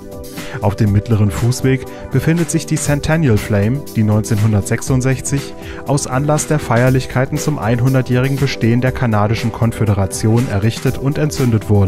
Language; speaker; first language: German; native; German